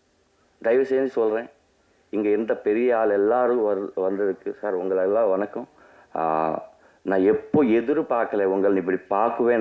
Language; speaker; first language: Tamil; non-native, learner; Telugu